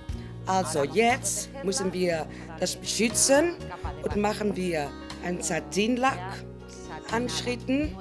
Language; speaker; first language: German; non-native, fluent; Spanish